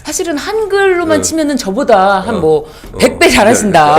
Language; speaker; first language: Korean; native; Korean